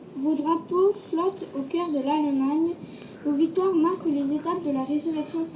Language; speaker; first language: French; native; French